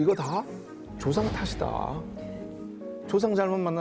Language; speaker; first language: Korean; native; Korean